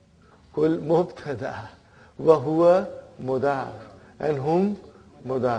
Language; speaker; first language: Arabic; non-native, fluent; Urdu